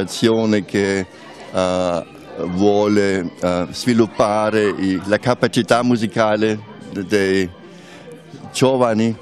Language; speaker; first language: Italian; non-native, fluent; German